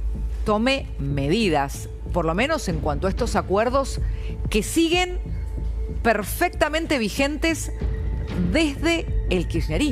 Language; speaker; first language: Spanish; native; Spanish